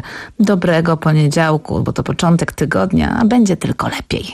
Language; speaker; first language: Polish; native; Polish